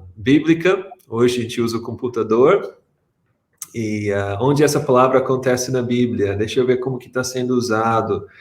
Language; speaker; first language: Portuguese; non-native, fluent; English